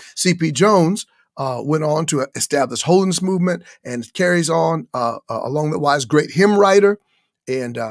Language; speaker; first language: English; native; English